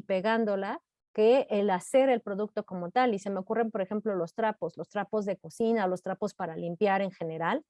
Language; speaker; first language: Spanish; native; Spanish